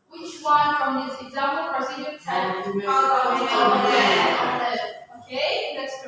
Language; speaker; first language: English; non-native, fluent; Indonesian